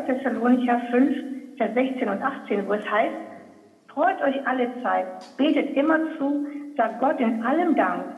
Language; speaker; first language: German; native; German